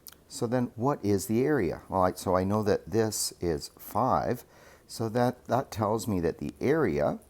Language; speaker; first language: English; native; English